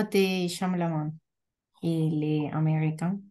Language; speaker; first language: French; non-native, learner; Spanish